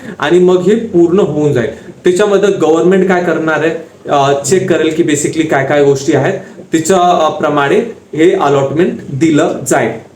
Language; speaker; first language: Marathi; non-native, local second language; Hindi